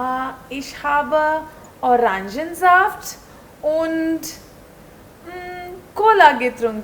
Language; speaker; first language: German; non-native, learner; Hindi